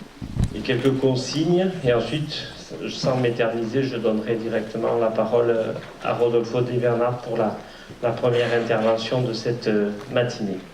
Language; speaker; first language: French; native; French